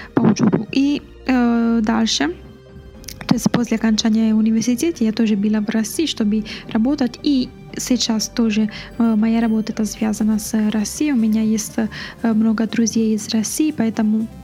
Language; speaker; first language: Russian; non-native, fluent; Italian